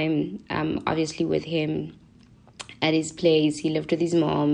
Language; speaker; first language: English; non-native, local second language; Zulu